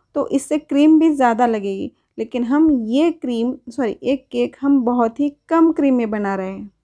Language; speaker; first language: Hindi; non-native, local second language; Marathi